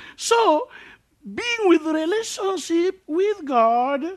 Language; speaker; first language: English; non-native, local second language; Luo (Kenya and Tanzania)